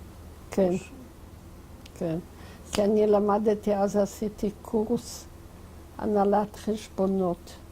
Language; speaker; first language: Hebrew; non-native, fluent; Yiddish